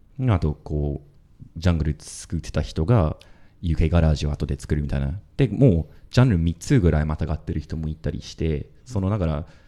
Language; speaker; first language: Japanese; non-native, fluent; English